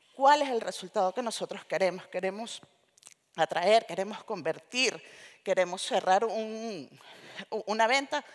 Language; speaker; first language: Spanish; native; Spanish